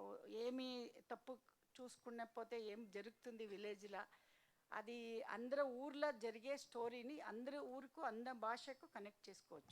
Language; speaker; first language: Telugu; non-native, learner; Kannada